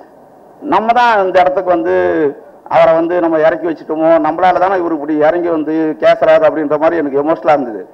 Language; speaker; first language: Tamil; native; Tamil